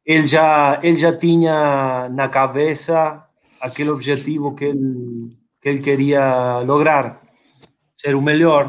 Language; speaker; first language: Portuguese; non-native, fluent; Spanish